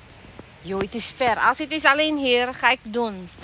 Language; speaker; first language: Dutch; non-native, learner; Waray